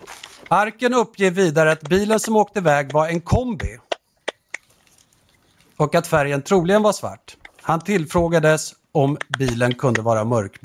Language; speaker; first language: Swedish; native; Swedish